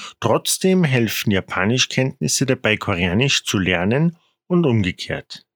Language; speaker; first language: German; non-native, fluent; Korean